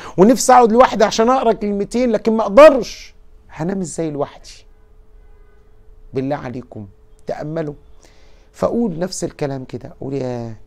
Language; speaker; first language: Arabic; native; Arabic